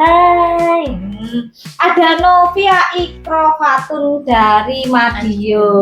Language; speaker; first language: Indonesian; non-native, local second language; Javanese